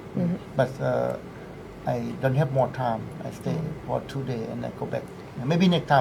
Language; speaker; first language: English; non-native, learner; Thai